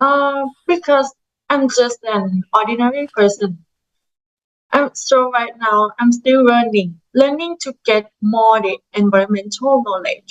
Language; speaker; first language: English; non-native, learner; Thai